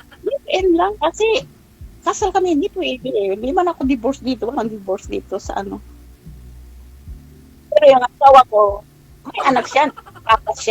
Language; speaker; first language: Filipino; non-native, local second language; Chavacano